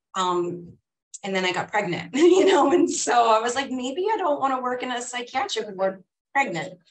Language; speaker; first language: English; native; English